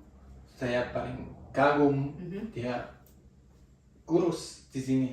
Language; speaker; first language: Indonesian; non-native, fluent; German